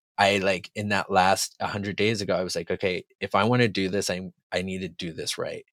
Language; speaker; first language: English; native; English